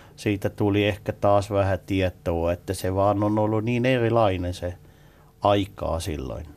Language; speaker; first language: Finnish; non-native, fluent; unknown